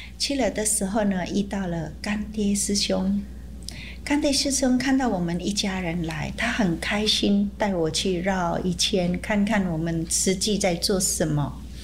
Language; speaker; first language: Chinese; non-native, fluent; Indonesian